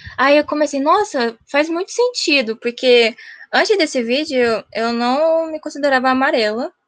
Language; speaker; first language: Portuguese; early bilingual, heritage; Japanese